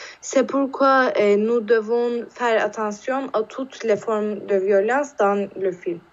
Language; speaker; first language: French; non-native, learner; Turkish